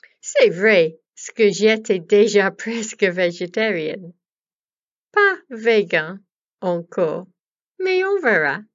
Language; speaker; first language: French; non-native, learner; English